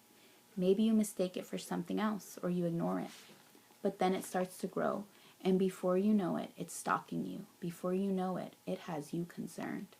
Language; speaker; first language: English; native; English